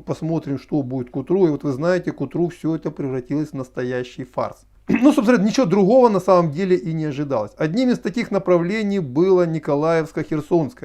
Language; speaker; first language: Russian; native; Russian